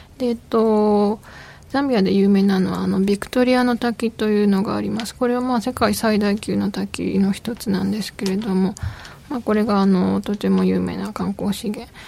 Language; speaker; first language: Japanese; native; Japanese